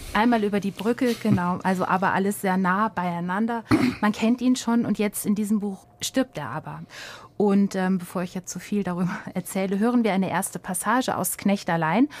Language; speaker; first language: German; native; German